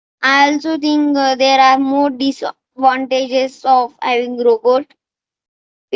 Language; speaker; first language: English; non-native, learner; Marathi